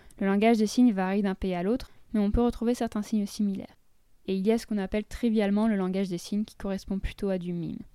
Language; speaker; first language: French; native; French